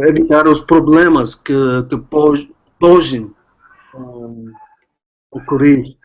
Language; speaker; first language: Portuguese; non-native, fluent; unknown